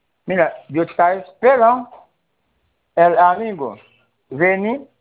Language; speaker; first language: Spanish; non-native, learner; Haitian Creole